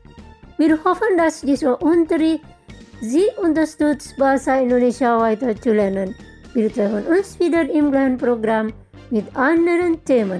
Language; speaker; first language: German; non-native, fluent; Indonesian